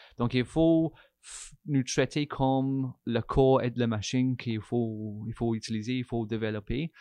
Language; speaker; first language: French; non-native, fluent; English